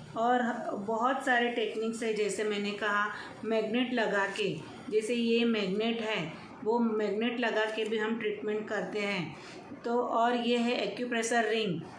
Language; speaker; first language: Hindi; non-native, local second language; Gujarati